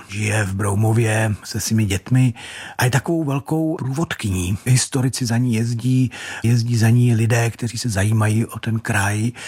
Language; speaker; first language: Czech; native; Czech